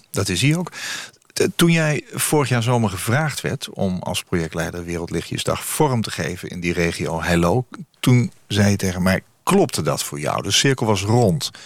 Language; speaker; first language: Dutch; native; Dutch